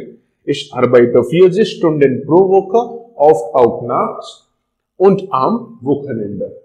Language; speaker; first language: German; non-native, learner; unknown